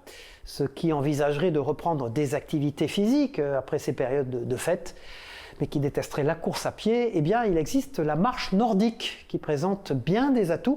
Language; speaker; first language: French; native; French